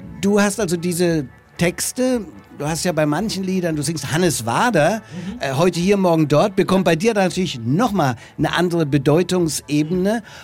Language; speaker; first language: German; native; German